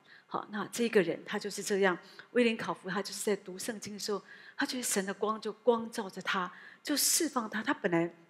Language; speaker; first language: Chinese; native; Chinese